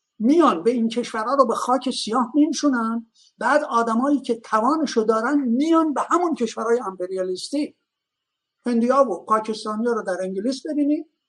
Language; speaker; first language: Persian; native; Persian